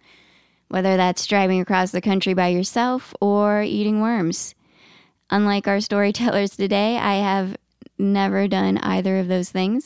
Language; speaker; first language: English; native; English